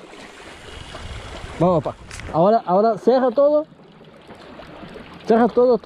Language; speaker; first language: Spanish; non-native, learner; Portuguese